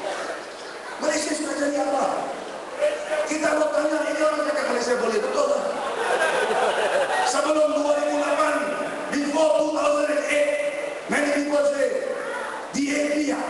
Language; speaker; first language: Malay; non-native, local second language; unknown